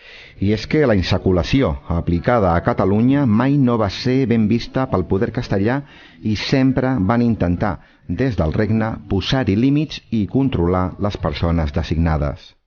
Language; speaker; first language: Catalan; native; Catalan